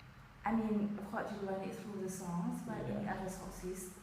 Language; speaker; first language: English; non-native, fluent; Vietnamese